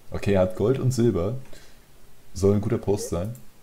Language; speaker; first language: German; native; German